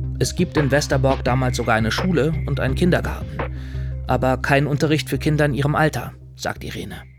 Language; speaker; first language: German; native; German